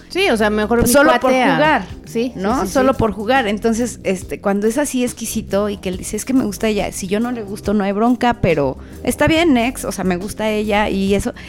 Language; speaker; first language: Spanish; native; Spanish